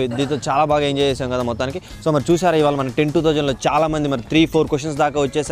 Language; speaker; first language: Telugu; native; Telugu